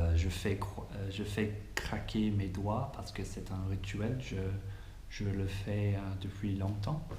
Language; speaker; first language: French; non-native, fluent; English